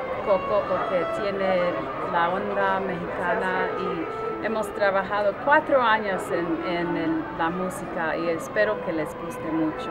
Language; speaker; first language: Spanish; early bilingual, heritage; Spanish